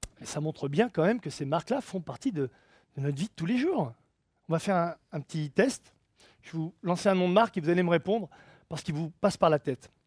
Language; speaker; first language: French; native; French